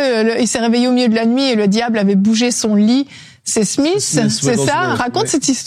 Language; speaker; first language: French; native; French